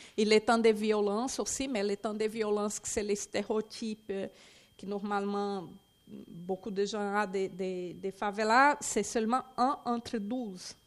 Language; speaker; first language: French; non-native, fluent; Portuguese